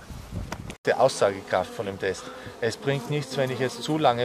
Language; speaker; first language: German; native; German